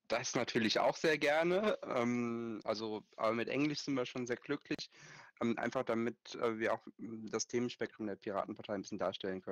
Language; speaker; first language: German; native; German